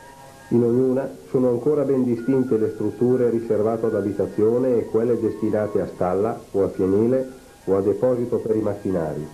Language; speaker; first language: Italian; native; Italian